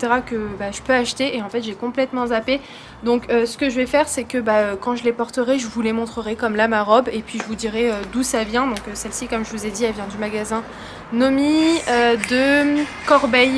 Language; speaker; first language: French; native; French